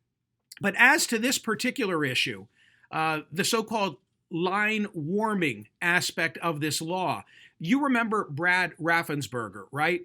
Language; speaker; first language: English; native; English